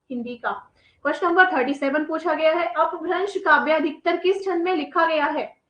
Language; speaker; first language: Hindi; native; Hindi